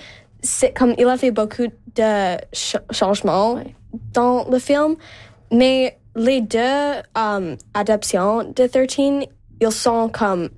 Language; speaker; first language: French; non-native, local second language; English